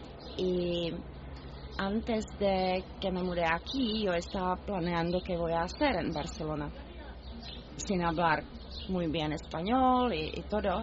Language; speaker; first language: Spanish; non-native, fluent; Czech